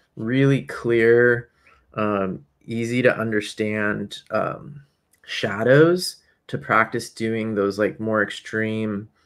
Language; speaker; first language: English; native; English